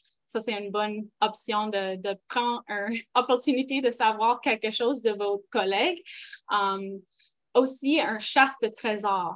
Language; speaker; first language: French; non-native, local second language; English